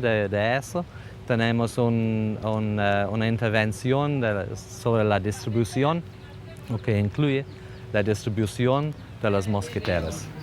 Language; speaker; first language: Spanish; non-native, fluent; English